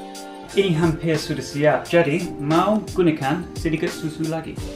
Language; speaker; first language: Indonesian; non-native, fluent; English